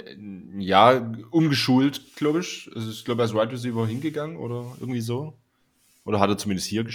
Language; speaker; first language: German; native; German